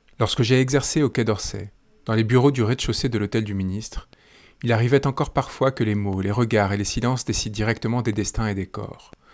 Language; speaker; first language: French; native; French